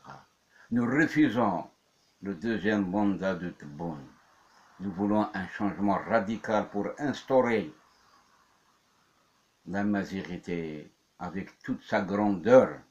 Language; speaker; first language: French; non-native, local second language; Kabyle